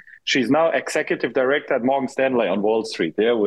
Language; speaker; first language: English; non-native, fluent; German